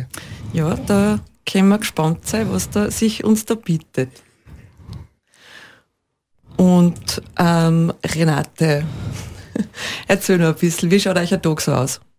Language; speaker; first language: German; native; German